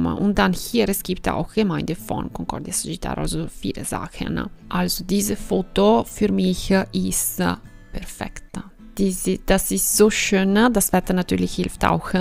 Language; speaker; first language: German; non-native, fluent; Italian